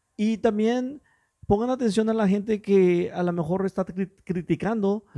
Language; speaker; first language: Spanish; early bilingual, heritage; English